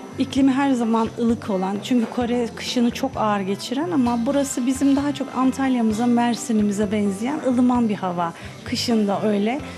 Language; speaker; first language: Turkish; native; Turkish